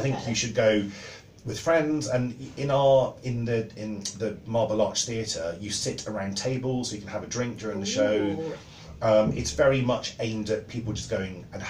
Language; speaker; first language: English; native; English